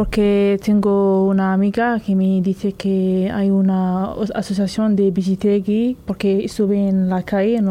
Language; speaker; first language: Spanish; non-native, learner; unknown